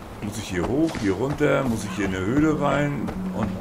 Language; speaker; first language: German; native; German